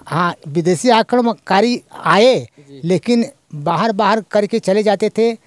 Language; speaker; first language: Hindi; native; Hindi